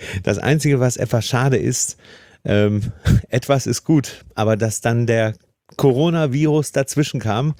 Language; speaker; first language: German; native; German